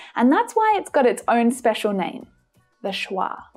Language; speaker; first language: English; native; English